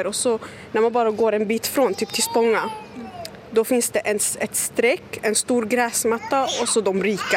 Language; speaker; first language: Swedish; early bilingual, other home language; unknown